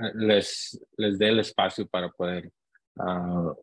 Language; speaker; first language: Spanish; early bilingual, heritage; Spanish